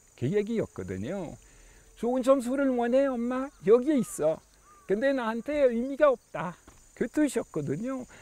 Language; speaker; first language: Korean; non-native, fluent; French